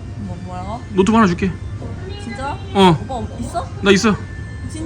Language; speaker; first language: Korean; non-native, learner; Japanese